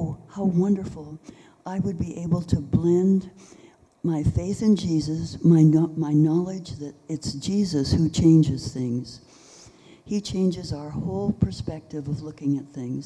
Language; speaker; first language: English; native; English